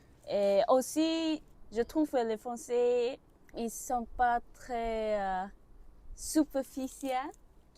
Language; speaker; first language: French; non-native, learner; Vietnamese